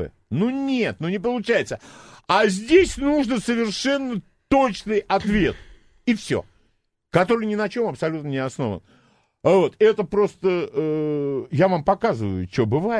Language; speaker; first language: Russian; native; Russian